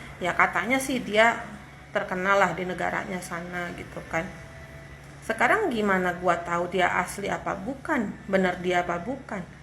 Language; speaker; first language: Indonesian; native; Indonesian